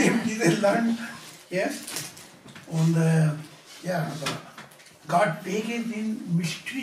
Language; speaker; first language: German; non-native, learner; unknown